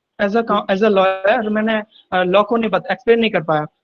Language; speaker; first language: Hindi; native; Hindi